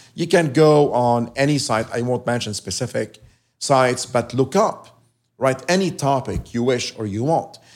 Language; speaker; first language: English; non-native, fluent; Arabic